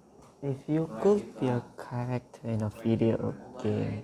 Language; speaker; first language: English; non-native, learner; Indonesian